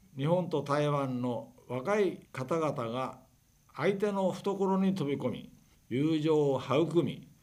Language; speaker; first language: Japanese; native; Japanese